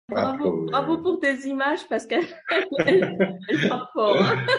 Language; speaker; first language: French; native; French